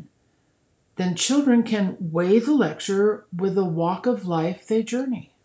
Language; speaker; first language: English; native; English